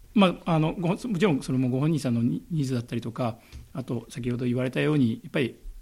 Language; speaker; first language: Japanese; native; Japanese